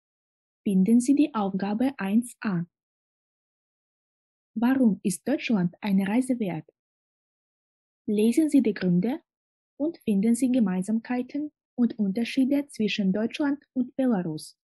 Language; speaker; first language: German; non-native, fluent; Russian